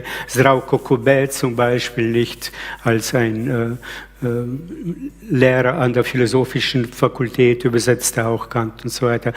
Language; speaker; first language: German; early bilingual, other home language; Slovenian